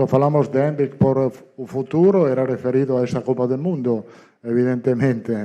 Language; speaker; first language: Portuguese; non-native, learner; Italian